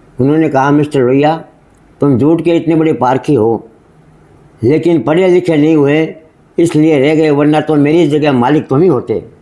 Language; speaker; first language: Hindi; native; Hindi